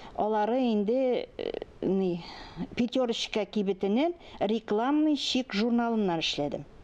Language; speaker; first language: Tatar; native; Tatar